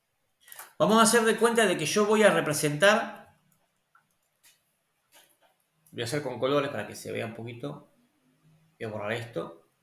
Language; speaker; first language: Spanish; native; Spanish